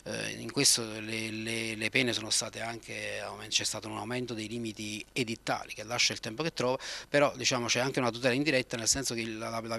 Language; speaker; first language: Italian; native; Italian